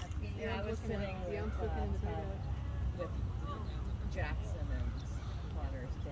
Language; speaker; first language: English; native; English